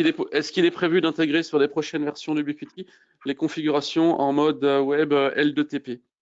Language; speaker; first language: French; native; French